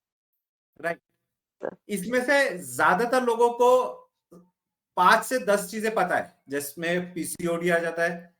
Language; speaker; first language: Hindi; native; Hindi